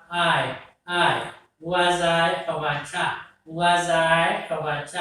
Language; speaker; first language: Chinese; non-native, learner; Urdu